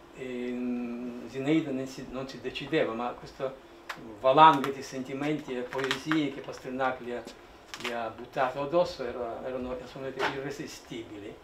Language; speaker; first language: Italian; non-native, fluent; Russian